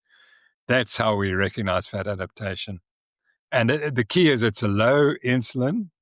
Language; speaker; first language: English; native; English